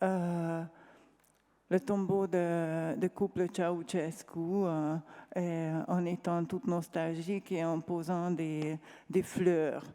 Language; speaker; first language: French; non-native, fluent; Hungarian